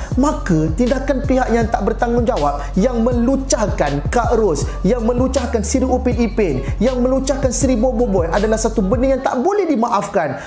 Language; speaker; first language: Malay; native; Malay